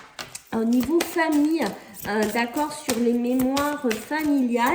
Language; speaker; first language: French; native; French